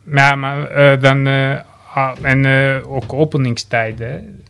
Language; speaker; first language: Dutch; non-native, fluent; Armenian